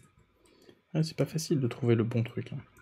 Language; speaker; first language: French; native; French